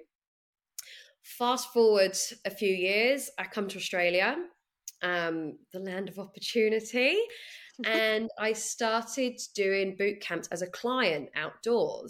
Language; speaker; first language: English; native; English